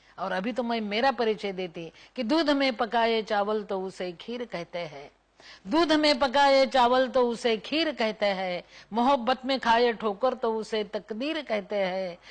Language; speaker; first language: Hindi; non-native, local second language; Marathi